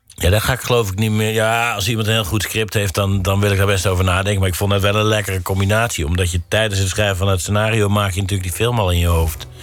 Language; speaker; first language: Dutch; native; Dutch